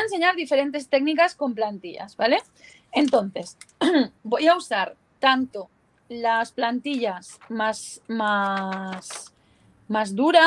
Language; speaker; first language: Spanish; native; Spanish